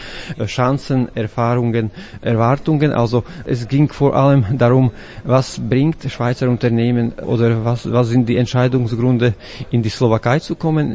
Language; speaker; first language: German; non-native, fluent; Slovak